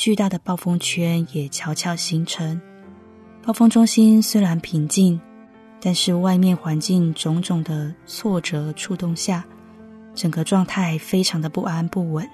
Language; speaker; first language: Chinese; native; Chinese